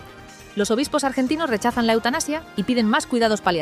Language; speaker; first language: Spanish; native; Spanish